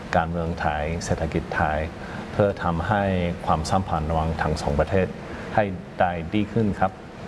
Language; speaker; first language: Thai; non-native, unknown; English